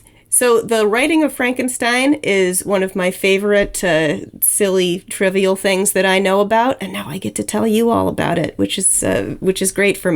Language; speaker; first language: English; native; English